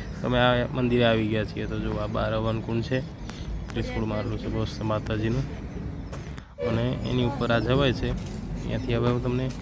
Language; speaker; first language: Gujarati; native; Gujarati